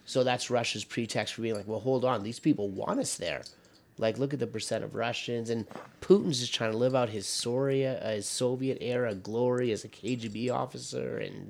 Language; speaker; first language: English; native; English